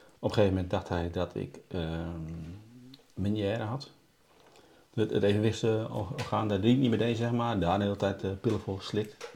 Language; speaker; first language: Dutch; native; Dutch